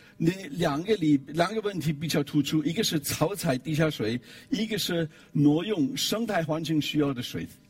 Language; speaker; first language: Chinese; non-native, fluent; German